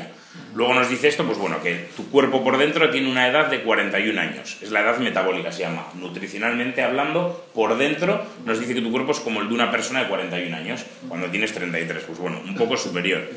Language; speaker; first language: Spanish; native; Spanish